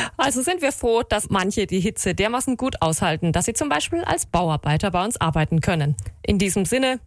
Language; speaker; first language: German; native; German